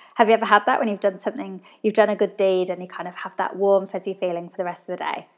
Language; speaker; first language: English; native; English